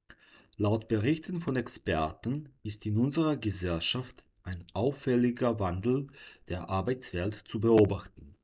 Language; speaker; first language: German; non-native, fluent; Serbian